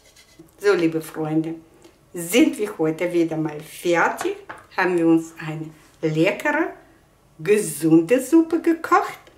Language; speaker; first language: German; non-native, fluent; Russian